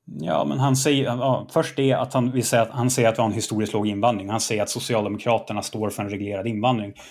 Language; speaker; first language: Swedish; native; Swedish